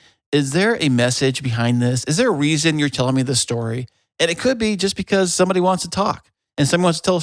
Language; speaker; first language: English; native; English